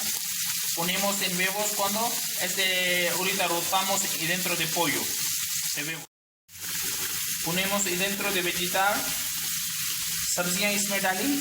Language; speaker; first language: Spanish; non-native, learner; Urdu